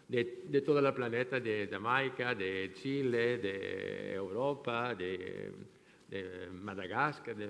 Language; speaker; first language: Spanish; non-native, fluent; French